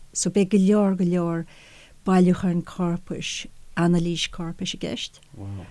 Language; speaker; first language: Irish; native; Irish